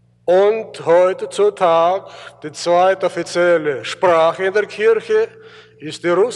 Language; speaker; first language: German; early bilingual, heritage; German